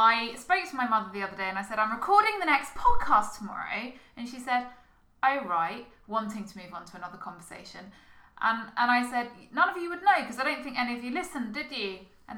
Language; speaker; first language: English; native; English